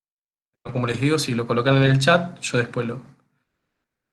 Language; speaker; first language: Spanish; native; Spanish